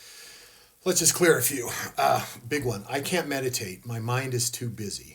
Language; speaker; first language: English; native; English